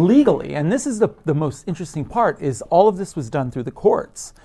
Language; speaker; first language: English; early bilingual, other home language; Arabic